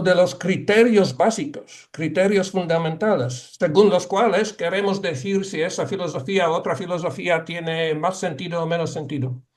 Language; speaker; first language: Spanish; non-native, fluent; Polish